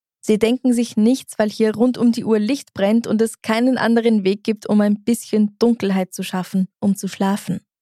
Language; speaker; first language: German; native; German